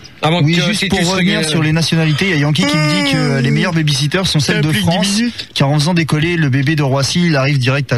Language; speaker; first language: French; native; French